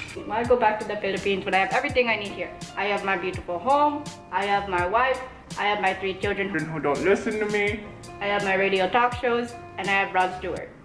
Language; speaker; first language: English; native; English